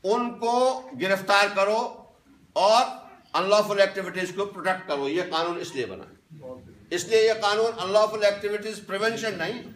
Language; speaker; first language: Hindi; non-native, local second language; Kashmiri